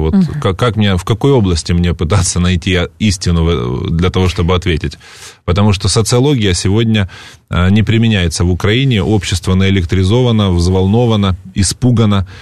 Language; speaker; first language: Russian; native; Russian